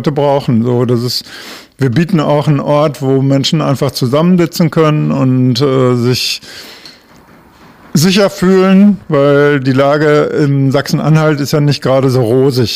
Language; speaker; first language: German; native; German